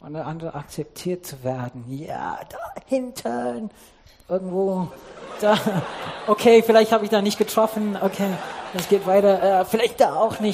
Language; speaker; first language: German; non-native, fluent; English